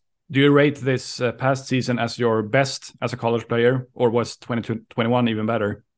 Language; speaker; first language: English; non-native, fluent; Swedish